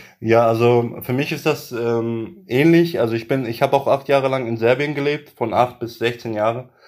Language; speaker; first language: German; early bilingual, other home language; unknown